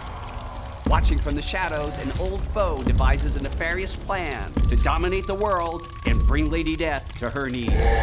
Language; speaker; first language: English; native; English